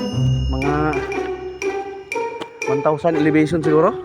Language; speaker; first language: Filipino; non-native, local second language; Cebuano